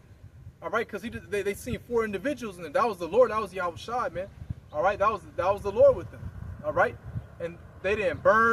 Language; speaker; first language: English; native; English